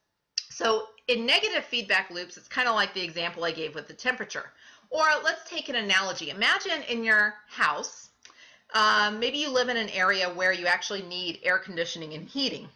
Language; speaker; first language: English; native; English